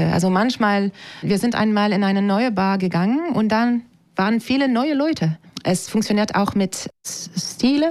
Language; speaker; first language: German; non-native, fluent; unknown